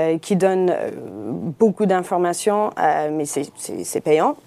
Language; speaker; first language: French; non-native, fluent; English